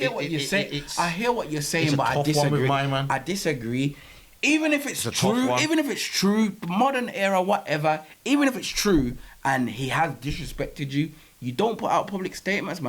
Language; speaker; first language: English; native; English